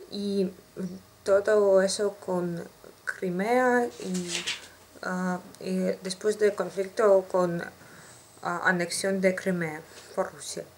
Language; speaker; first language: Spanish; non-native, learner; Russian